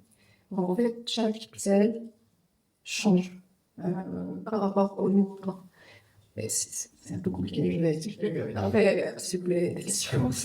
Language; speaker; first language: French; non-native, fluent; Vietnamese